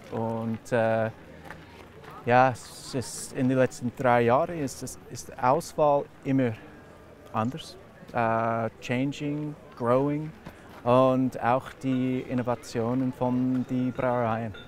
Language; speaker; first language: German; non-native, fluent; English